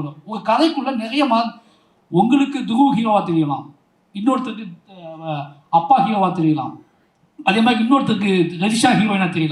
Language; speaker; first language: Tamil; native; Tamil